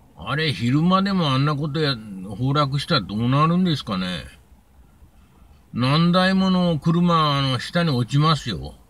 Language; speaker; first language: Japanese; native; Japanese